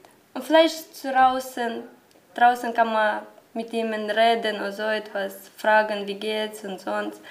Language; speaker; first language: German; non-native, learner; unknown